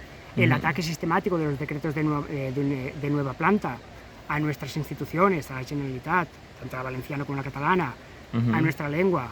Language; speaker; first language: Spanish; native; Spanish